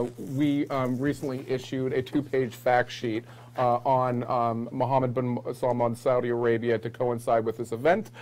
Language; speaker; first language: English; native; English